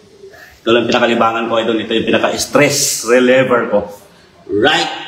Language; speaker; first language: Filipino; native; Filipino